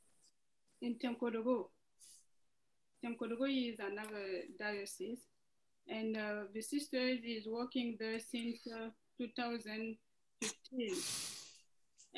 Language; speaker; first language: English; non-native, fluent; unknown